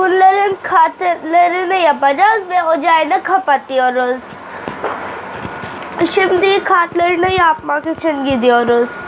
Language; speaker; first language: Turkish; non-native, learner; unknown